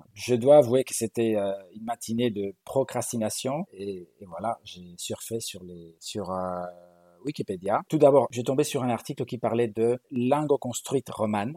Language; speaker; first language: French; non-native, fluent; Galician